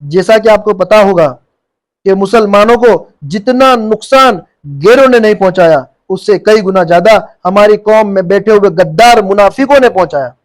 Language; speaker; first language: Hindi; non-native, local second language; Gujarati